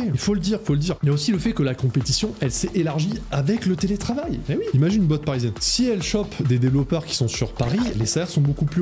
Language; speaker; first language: French; native; French